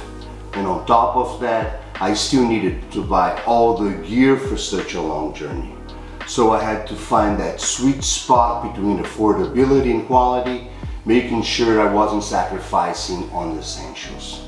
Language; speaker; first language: English; non-native, fluent; Portuguese